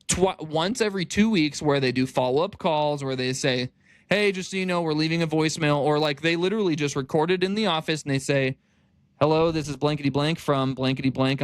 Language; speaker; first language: English; native; English